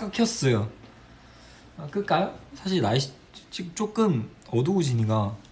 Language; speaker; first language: Korean; non-native, fluent; Chinese